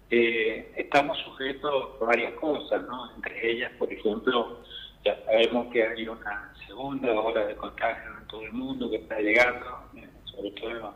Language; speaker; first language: Spanish; native; Spanish